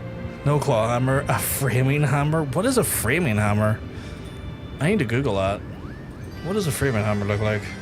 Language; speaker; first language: English; native; English